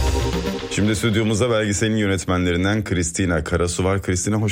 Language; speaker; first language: Turkish; native; Turkish